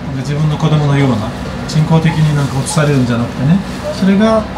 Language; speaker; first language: Japanese; non-native, fluent; Azerbaijani